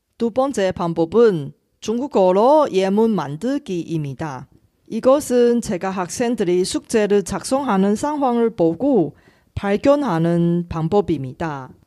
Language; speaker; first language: Korean; non-native, fluent; Chinese